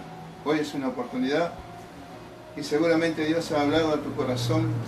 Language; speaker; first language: Spanish; native; Spanish